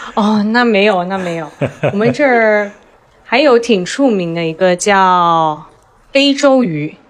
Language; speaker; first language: Chinese; native; Chinese